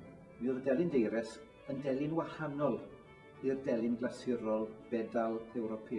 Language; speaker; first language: Welsh; native; Welsh